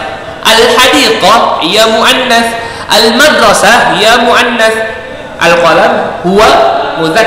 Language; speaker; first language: Arabic; non-native, fluent; Indonesian